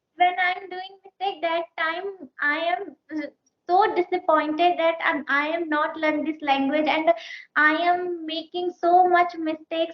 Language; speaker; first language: English; non-native, learner; Hindi